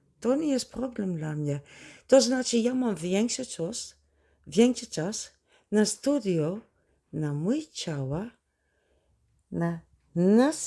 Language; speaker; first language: Polish; non-native, learner; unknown